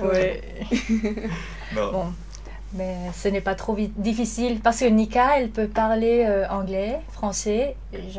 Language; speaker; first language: French; non-native, learner; Lao